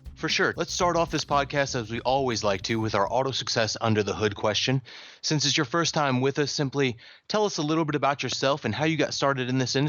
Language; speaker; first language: English; native; English